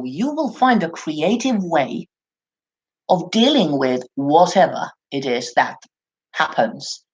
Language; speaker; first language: English; non-native, fluent; Finnish